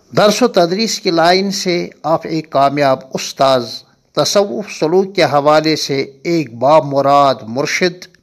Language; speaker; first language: Urdu; non-native, local second language; Kashmiri